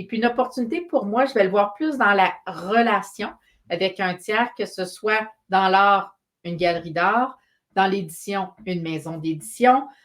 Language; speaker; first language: French; native; French